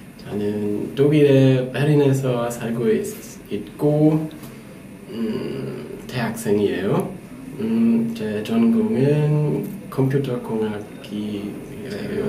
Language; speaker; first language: Korean; non-native, learner; German